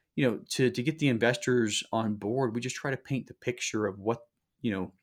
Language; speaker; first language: English; native; English